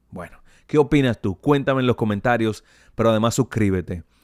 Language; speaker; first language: Spanish; native; Spanish